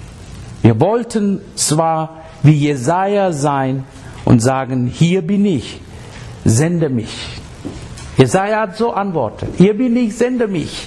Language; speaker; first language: German; non-native, learner; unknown